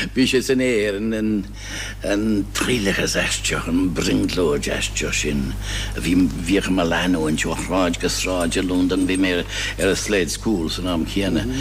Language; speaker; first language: Irish; non-native, fluent; English